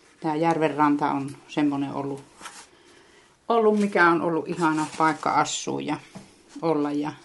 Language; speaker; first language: Finnish; native; Finnish